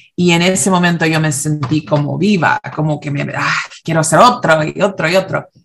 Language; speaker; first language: Spanish; early bilingual, heritage; Spanish